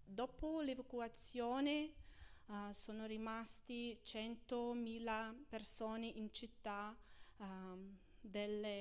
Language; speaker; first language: Italian; non-native, fluent; Ukrainian